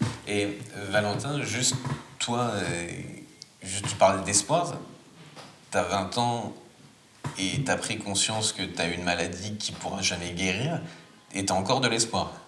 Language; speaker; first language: French; native; French